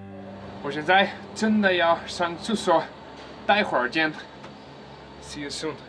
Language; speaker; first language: Chinese; non-native, learner; German